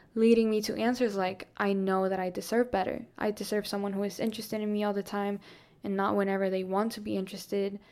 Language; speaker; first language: English; non-native, fluent; Spanish